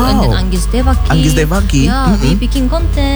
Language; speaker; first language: English; non-native, learner; Korean